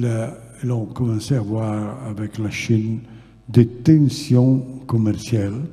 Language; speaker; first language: French; non-native, fluent; Italian